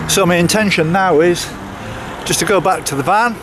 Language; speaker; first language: English; native; English